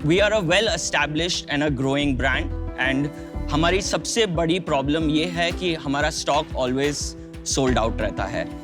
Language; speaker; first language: Hindi; early bilingual, heritage; Hindi